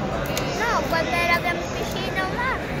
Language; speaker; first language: Italian; early bilingual, other home language; Filipino